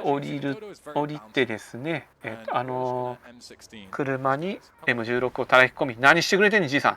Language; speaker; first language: Japanese; native; Japanese